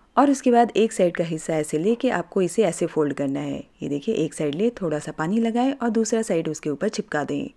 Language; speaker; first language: Hindi; native; Hindi